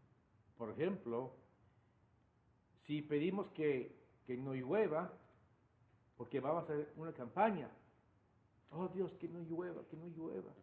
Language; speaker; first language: Spanish; non-native, fluent; English